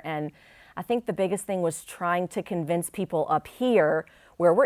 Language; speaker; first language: English; native; English